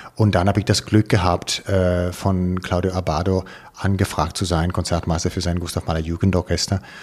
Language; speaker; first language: German; non-native, fluent; Italian